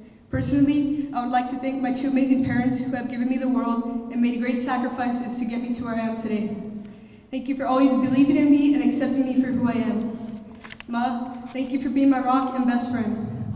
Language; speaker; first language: English; early bilingual, other home language; Spanish